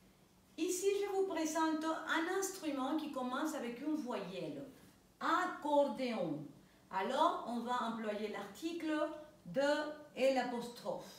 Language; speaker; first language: French; non-native, fluent; Spanish